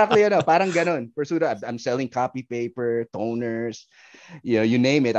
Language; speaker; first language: English; non-native, local second language; Filipino